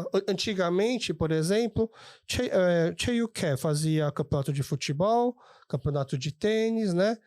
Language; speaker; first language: Portuguese; early bilingual, other home language; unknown